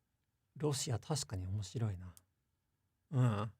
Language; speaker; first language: Japanese; non-native, fluent; English